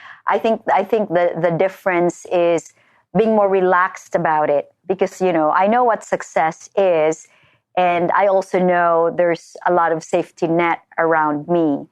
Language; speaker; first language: English; non-native, local second language; Filipino